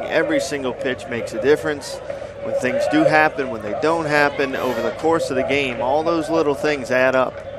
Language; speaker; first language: English; native; English